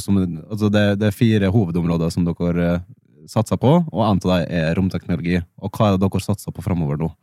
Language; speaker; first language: Norwegian; native; Norwegian